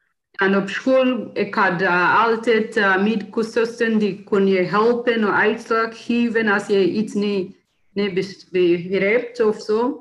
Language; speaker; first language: Dutch; non-native, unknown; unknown